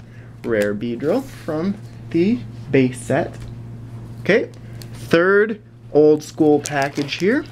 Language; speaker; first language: English; native; English